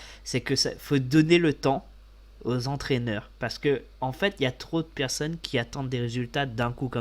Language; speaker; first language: French; native; French